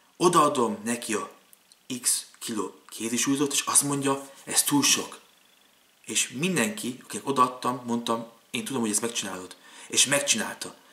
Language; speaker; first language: Hungarian; early bilingual, other home language; German